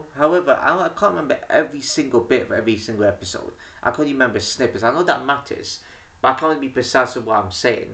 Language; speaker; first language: English; native; English